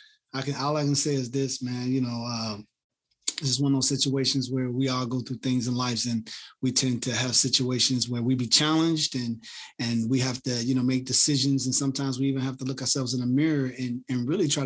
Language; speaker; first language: English; native; English